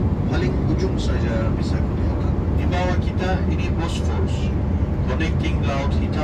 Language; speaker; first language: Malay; non-native, fluent; Turkish